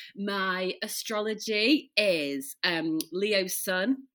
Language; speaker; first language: English; native; English